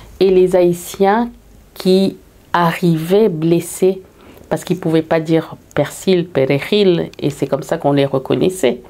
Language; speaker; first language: French; early bilingual, heritage; French